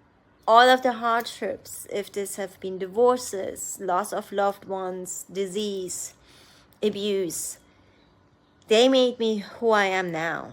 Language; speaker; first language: English; non-native, fluent; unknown